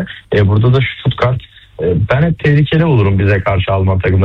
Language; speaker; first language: Turkish; native; Turkish